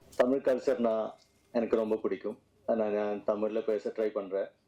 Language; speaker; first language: Tamil; non-native, learner; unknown